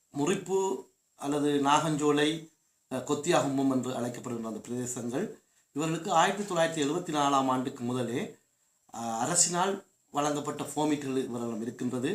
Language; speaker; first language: Tamil; native; Tamil